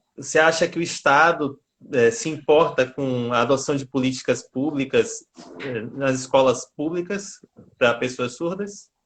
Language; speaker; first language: Portuguese; native; Portuguese